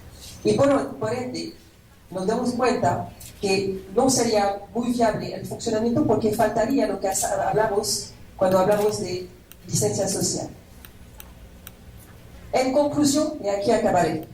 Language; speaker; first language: Spanish; non-native, fluent; French